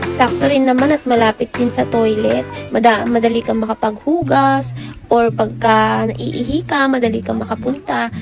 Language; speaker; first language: Filipino; native; Filipino